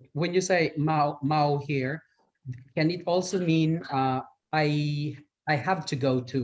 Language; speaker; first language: English; non-native, fluent; Thai